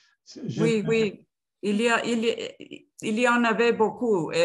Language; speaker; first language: French; non-native, fluent; Spanish